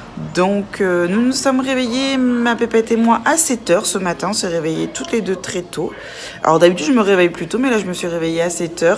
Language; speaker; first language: French; native; French